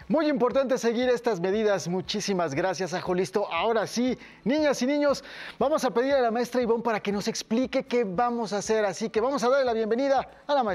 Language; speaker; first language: Spanish; native; Spanish